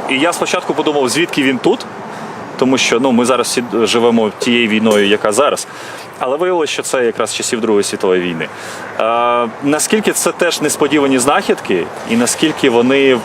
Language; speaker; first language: Ukrainian; native; Ukrainian